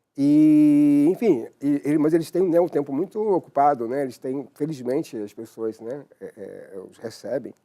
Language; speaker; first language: Portuguese; native; Portuguese